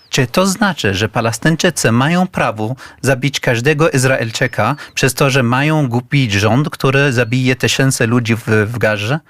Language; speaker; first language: Polish; non-native, learner; Arabic